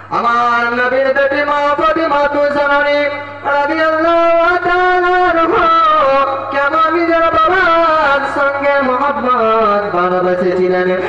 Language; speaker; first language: Bangla; non-native, local second language; Urdu